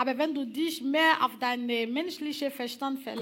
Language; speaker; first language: German; non-native, learner; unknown